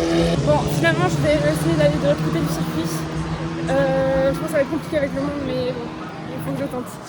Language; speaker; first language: French; native; French